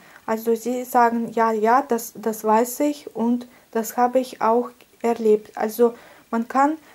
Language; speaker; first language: German; non-native, fluent; Russian